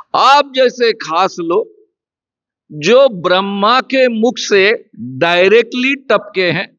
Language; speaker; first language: Hindi; non-native, local second language; Marathi